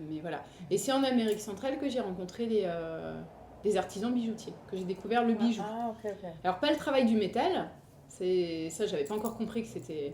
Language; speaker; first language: French; native; French